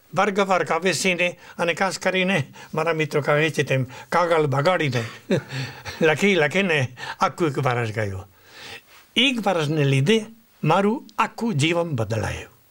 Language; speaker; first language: Gujarati; non-native, fluent; Spanish